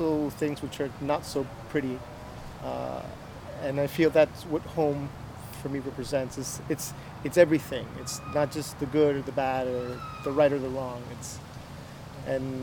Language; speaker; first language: English; native; English